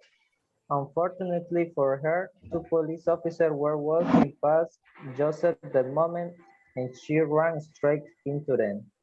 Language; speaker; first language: English; non-native, fluent; Spanish